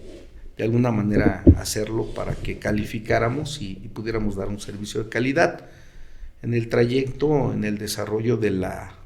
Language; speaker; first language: Spanish; native; Spanish